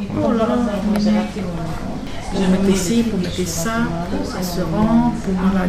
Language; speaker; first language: French; non-native, learner; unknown